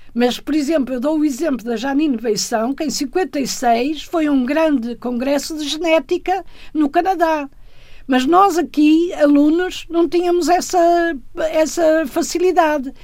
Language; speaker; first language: Portuguese; native; Portuguese